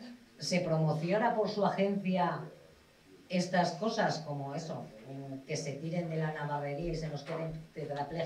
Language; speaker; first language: Spanish; native; Spanish